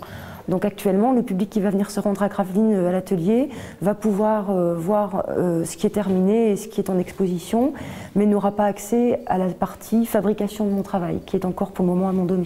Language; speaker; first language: French; native; French